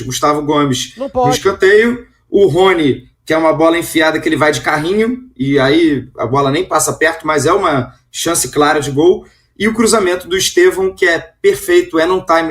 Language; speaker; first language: Portuguese; native; Portuguese